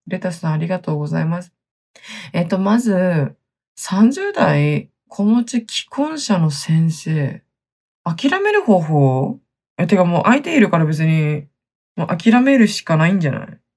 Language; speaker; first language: Japanese; native; Japanese